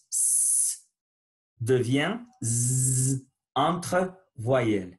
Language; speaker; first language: French; non-native, learner; Spanish